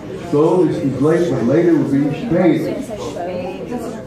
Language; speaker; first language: English; native; English